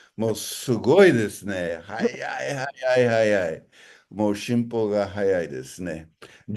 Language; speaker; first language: Japanese; non-native, fluent; English